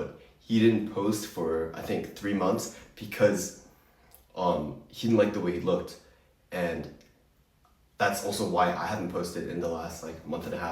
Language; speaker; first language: English; native; English